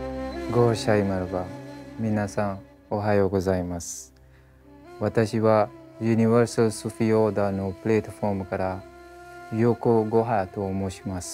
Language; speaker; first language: Japanese; non-native, learner; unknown